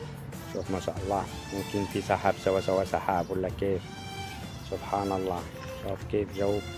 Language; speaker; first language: Arabic; non-native, learner; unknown